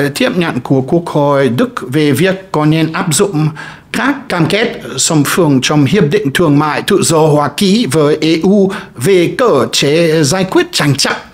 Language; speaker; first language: Vietnamese; non-native, fluent; German